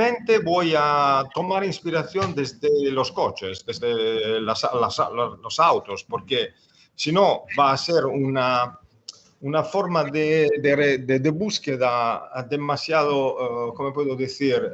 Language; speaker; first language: Spanish; non-native, fluent; Italian